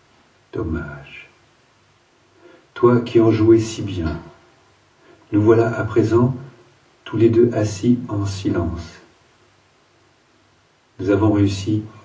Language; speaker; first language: French; native; French